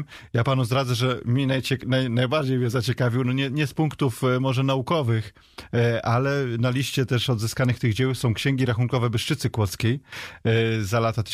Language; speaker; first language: Polish; native; Polish